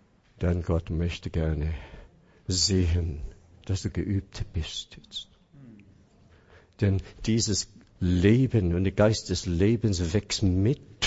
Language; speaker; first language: German; non-native, fluent; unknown